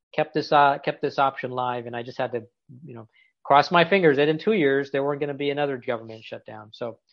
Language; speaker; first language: English; native; English